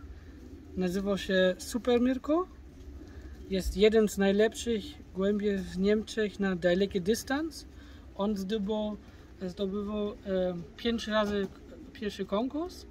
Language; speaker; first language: Polish; early bilingual, heritage; German